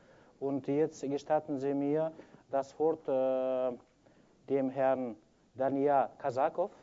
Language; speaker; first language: German; non-native, fluent; Kyrgyz